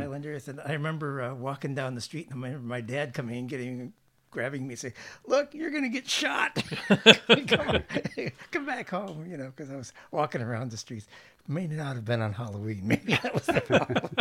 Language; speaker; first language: English; native; English